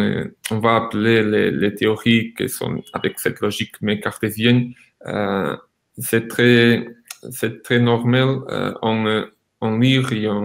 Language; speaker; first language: French; non-native, fluent; Portuguese